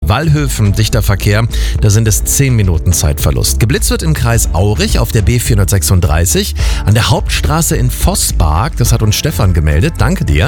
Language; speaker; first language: German; native; German